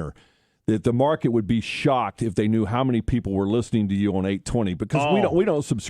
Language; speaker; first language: English; native; English